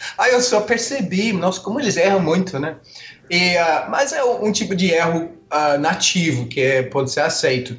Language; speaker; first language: Portuguese; non-native, fluent; English